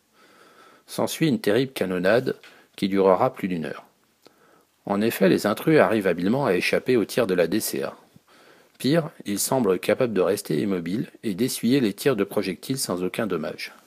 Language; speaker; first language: French; native; French